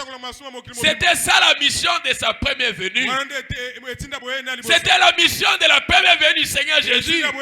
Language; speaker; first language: French; non-native, local second language; Lingala